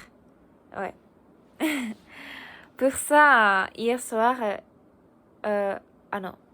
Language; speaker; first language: French; non-native, learner; Japanese